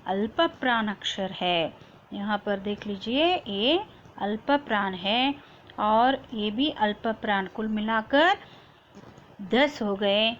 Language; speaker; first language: Hindi; non-native, local second language; Kannada